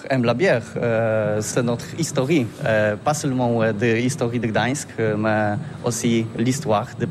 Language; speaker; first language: French; non-native, learner; Polish